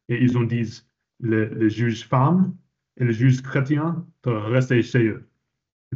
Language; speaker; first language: French; non-native, fluent; English